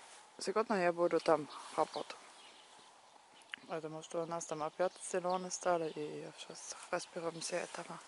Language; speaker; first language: Russian; non-native, learner; German